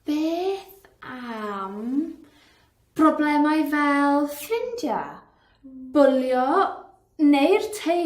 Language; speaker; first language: Welsh; non-native, learner; English